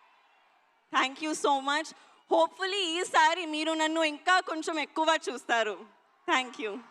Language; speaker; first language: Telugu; non-native, learner; Hindi